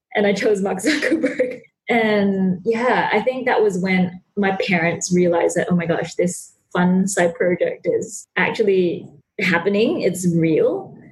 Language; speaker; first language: English; non-native, local second language; Chinese